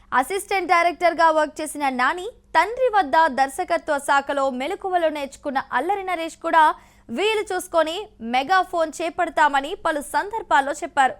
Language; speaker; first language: Telugu; native; Telugu